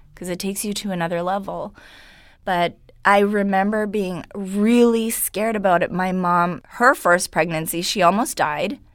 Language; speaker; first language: English; non-native, fluent; Hungarian